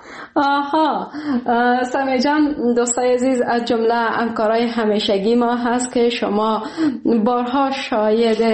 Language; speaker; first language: Persian; native; Persian